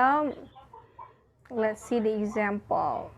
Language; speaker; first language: English; non-native, fluent; Indonesian